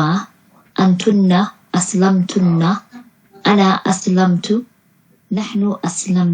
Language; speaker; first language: Arabic; non-native, learner; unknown